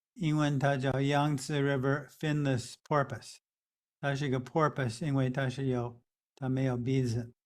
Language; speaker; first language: Chinese; non-native, fluent; English